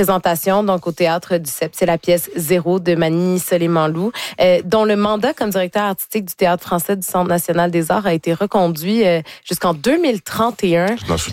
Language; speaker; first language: French; native; French